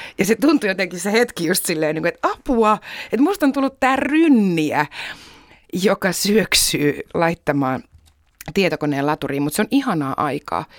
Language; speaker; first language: Finnish; native; Finnish